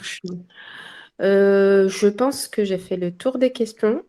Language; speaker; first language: French; non-native, local second language; Arabic